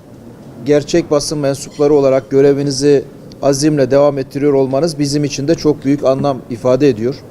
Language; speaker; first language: Turkish; native; Turkish